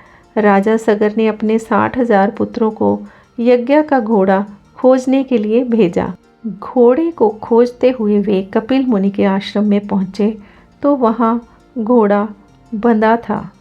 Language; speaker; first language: Hindi; native; Hindi